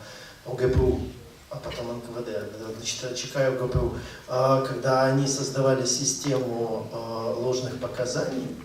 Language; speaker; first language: Russian; native; Russian